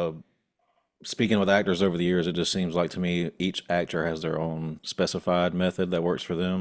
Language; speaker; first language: English; native; English